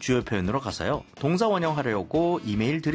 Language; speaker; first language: Korean; native; Korean